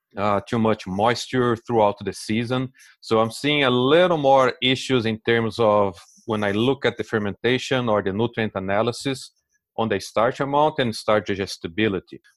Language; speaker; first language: English; non-native, fluent; Portuguese